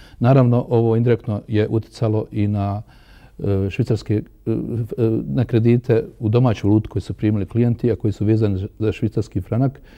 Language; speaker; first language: Croatian; native; Croatian